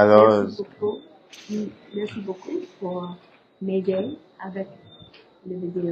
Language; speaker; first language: French; non-native, learner; English